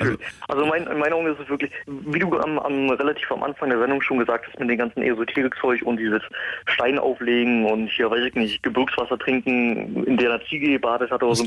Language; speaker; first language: German; native; German